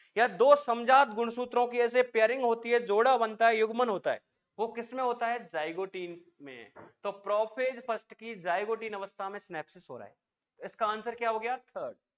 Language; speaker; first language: Hindi; native; Hindi